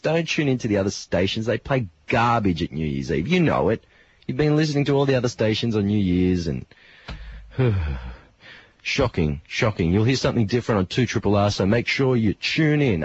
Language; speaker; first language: English; native; English